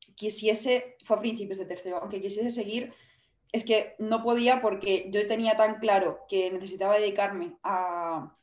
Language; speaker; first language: Spanish; native; Spanish